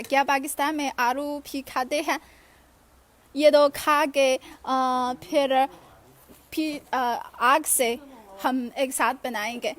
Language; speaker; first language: Hindi; non-native, fluent; Chinese